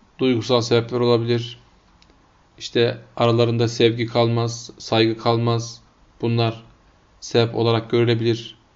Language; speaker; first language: Turkish; non-native, fluent; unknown